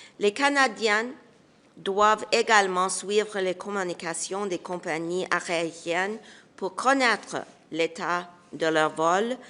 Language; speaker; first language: French; non-native, local second language; English